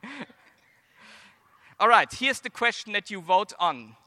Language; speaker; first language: English; non-native, fluent; German